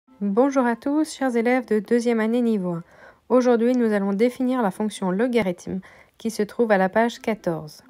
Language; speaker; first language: French; native; French